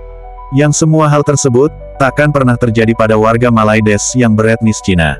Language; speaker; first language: Indonesian; native; Indonesian